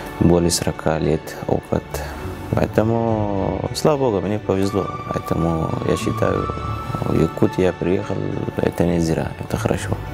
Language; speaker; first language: Russian; non-native, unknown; Arabic